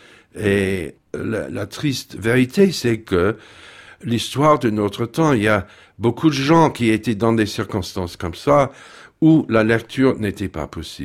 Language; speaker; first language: French; non-native, fluent; English